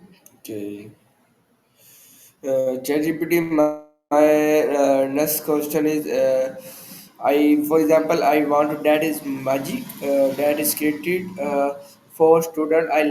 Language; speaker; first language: English; non-native, learner; Urdu